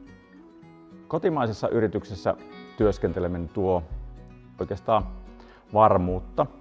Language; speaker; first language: Finnish; native; Finnish